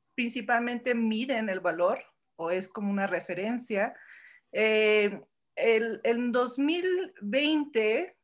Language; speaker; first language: Spanish; early bilingual, heritage; Spanish